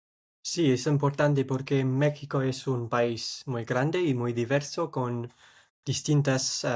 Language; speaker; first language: Spanish; non-native, fluent; English